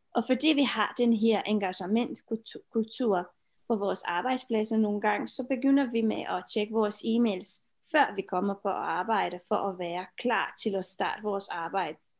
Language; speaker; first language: Danish; non-native, fluent; Romanian